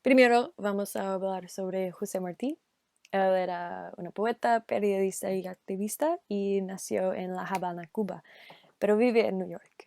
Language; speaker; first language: Spanish; non-native, learner; English